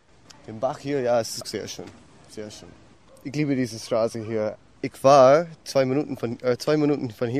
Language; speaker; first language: German; non-native, learner; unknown